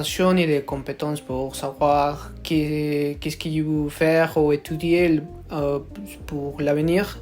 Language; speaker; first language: French; non-native, learner; Spanish